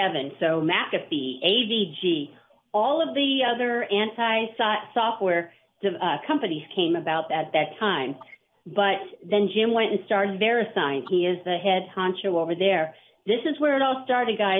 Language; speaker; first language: English; native; English